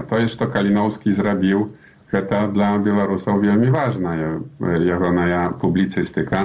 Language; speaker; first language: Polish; non-native, learner; Belarusian